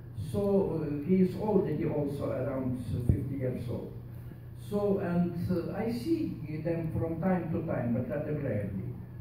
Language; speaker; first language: English; non-native, fluent; Lithuanian